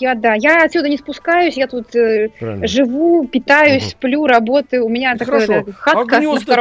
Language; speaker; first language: Russian; native; Russian